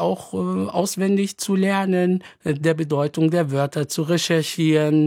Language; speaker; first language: German; non-native, fluent; Arabic